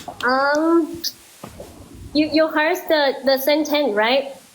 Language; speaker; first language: English; non-native, learner; Thai